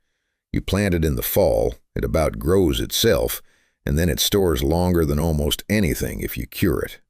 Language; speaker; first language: English; native; English